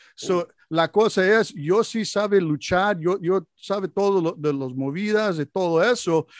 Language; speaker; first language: Spanish; non-native, learner; English